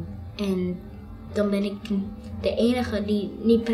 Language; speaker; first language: Dutch; early bilingual, other home language; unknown